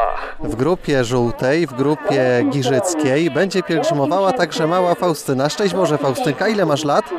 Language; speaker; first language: Polish; native; Polish